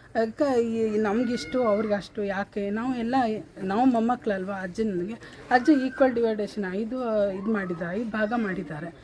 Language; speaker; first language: Kannada; non-native, local second language; Urdu